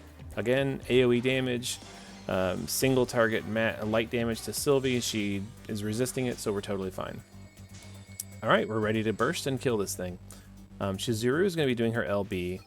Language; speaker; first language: English; native; English